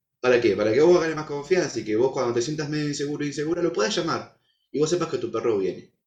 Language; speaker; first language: Spanish; native; Spanish